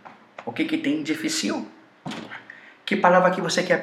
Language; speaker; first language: Portuguese; non-native, fluent; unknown